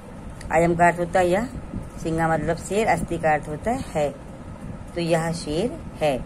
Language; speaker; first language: Hindi; native; Hindi